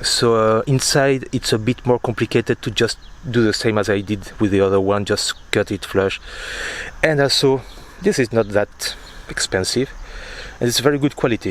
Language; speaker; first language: English; non-native, fluent; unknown